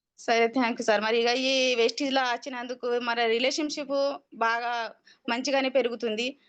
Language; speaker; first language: Telugu; non-native, local second language; Marathi